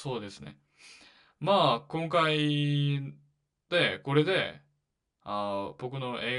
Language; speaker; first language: Japanese; non-native, learner; Korean